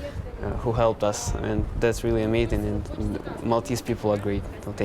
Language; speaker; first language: English; non-native, fluent; Ukrainian